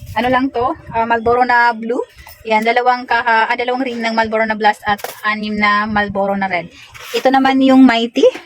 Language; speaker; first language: Filipino; native; Filipino